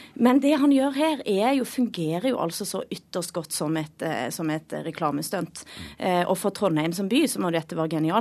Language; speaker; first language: Norwegian; native; Norwegian